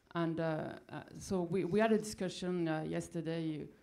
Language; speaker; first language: English; non-native, fluent; French